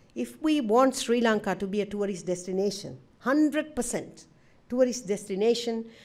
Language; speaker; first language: English; non-native, local second language; Sinhala